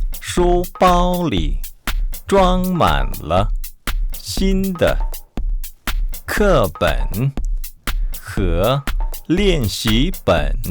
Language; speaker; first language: Chinese; non-native, fluent; Korean